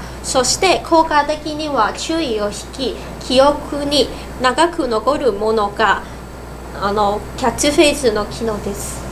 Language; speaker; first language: Japanese; non-native, learner; Cantonese